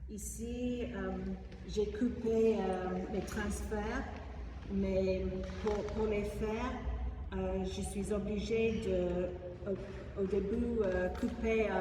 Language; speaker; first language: French; non-native, fluent; English